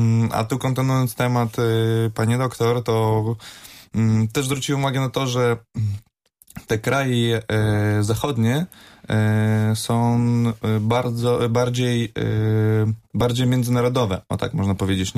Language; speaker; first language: Polish; non-native, fluent; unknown